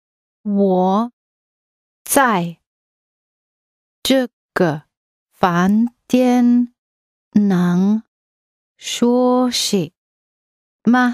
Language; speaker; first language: Chinese; non-native, learner; English